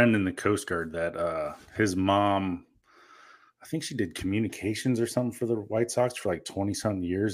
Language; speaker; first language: English; early bilingual, other home language; Korean